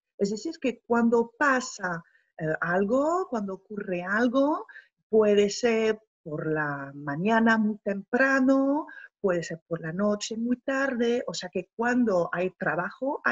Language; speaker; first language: Spanish; non-native, fluent; French